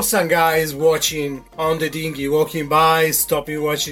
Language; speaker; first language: English; non-native, fluent; Italian